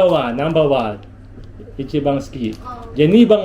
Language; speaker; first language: Japanese; non-native, learner; Filipino